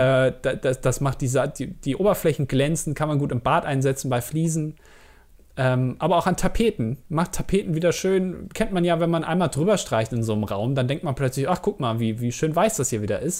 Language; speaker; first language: German; native; German